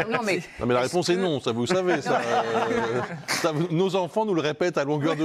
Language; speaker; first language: French; native; French